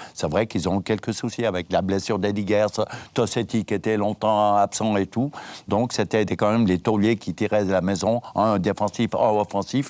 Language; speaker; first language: French; native; French